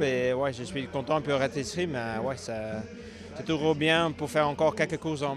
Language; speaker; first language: French; non-native, local second language; Dutch